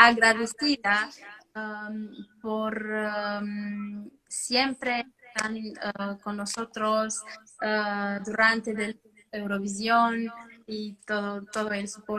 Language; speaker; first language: Spanish; non-native, learner; Romanian